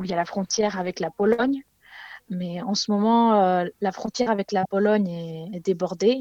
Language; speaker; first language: French; non-native, fluent; Ukrainian